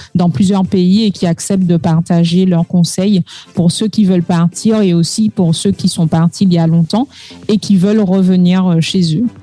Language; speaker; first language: French; native; French